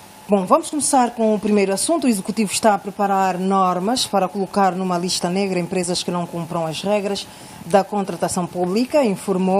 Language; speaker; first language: Portuguese; native; Portuguese